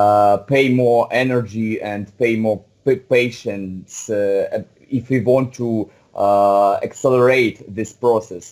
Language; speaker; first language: English; non-native, fluent; Russian